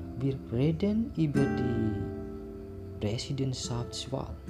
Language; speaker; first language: German; non-native, learner; Indonesian